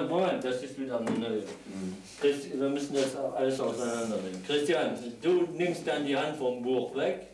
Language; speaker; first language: German; non-native, fluent; French